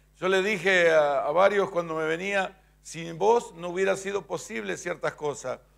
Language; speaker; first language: Spanish; native; Spanish